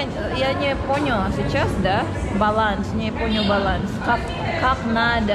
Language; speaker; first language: Russian; non-native, learner; Indonesian